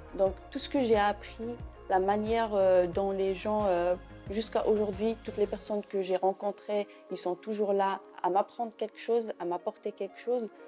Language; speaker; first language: French; non-native, local second language; Kabyle